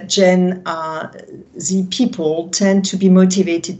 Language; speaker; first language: English; non-native, fluent; French